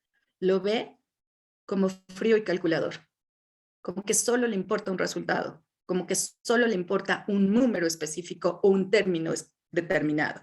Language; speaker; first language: Spanish; native; Spanish